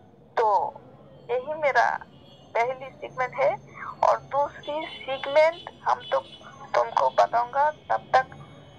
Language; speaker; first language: Hindi; non-native, learner; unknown